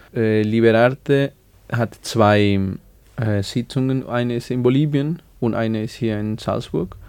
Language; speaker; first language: German; non-native, learner; Spanish